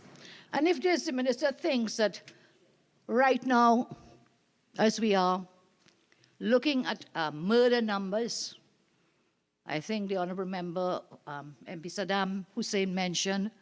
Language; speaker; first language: English; native; English